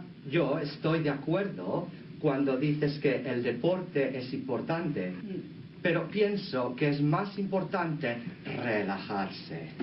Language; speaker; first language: Spanish; non-native, learner; English